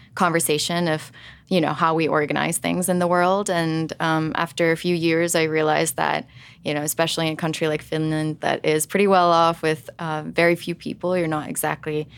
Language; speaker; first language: English; early bilingual, other home language; Finnish